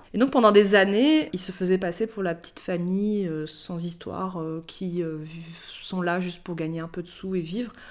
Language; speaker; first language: French; native; French